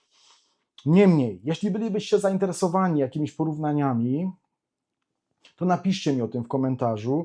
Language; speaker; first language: Polish; native; Polish